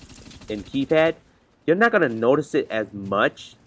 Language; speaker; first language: English; native; English